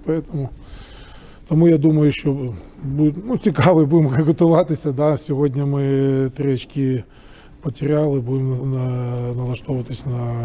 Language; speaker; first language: Ukrainian; non-native, local second language; Russian